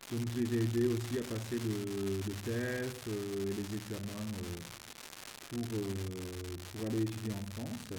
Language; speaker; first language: French; native; French